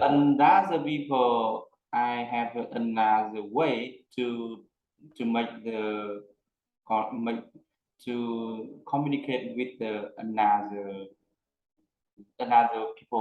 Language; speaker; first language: English; non-native, learner; Vietnamese